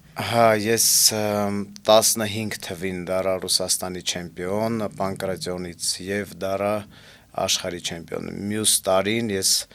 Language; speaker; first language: Armenian; early bilingual, heritage; Armenian